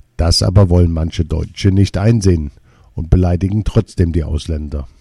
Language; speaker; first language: German; early bilingual, other home language; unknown